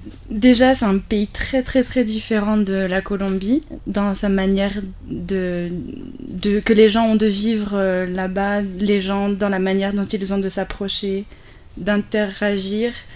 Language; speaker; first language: French; native; French